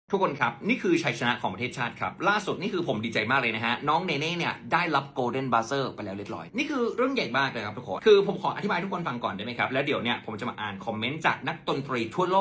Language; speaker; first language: Thai; native; Thai